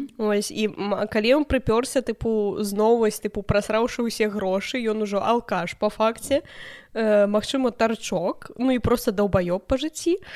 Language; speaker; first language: Belarusian; non-native, local second language; Russian